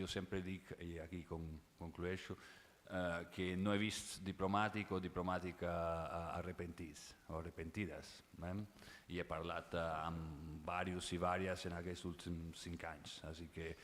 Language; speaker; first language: Catalan; non-native, fluent; Italian